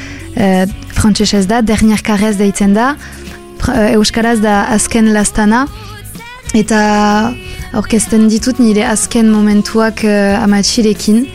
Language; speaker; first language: Basque; non-native, local second language; French